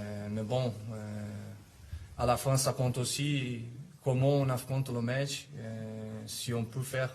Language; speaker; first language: French; non-native, fluent; Italian